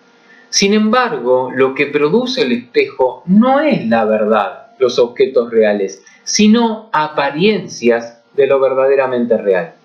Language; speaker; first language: Spanish; native; Spanish